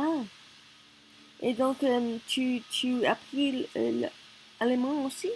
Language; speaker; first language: French; non-native, learner; Korean